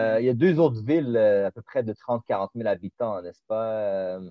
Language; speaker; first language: French; native; French